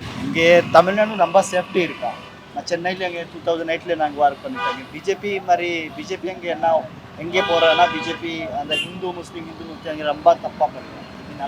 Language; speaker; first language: Tamil; non-native, learner; Hindi